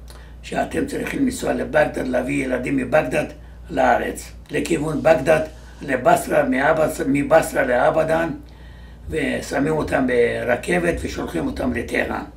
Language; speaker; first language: Hebrew; non-native, fluent; Georgian